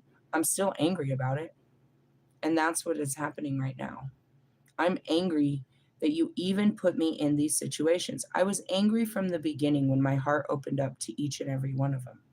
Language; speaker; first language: English; native; English